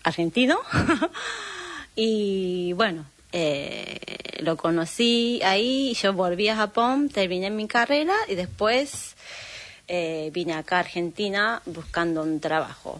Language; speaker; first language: Spanish; non-native, fluent; Japanese